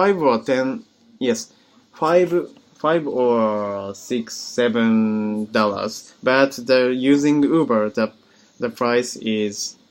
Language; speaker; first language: English; non-native, learner; Japanese